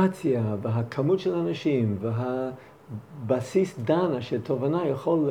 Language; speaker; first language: Hebrew; non-native, fluent; English